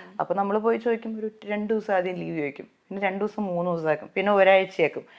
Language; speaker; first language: Malayalam; native; Malayalam